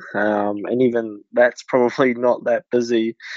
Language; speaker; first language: English; native; English